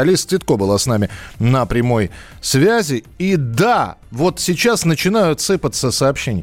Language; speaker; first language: Russian; native; Russian